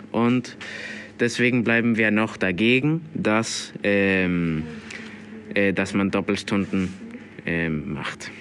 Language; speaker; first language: German; non-native, learner; Spanish